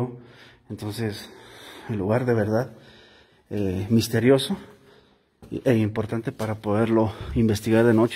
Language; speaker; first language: Spanish; native; Spanish